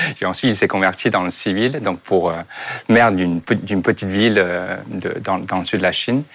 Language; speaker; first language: French; non-native, fluent; Chinese